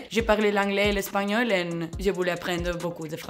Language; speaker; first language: French; non-native, learner; Spanish